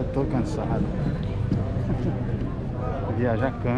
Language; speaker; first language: Portuguese; native; Portuguese